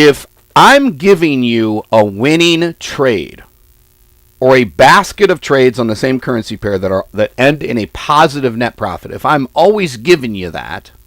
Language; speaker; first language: English; native; English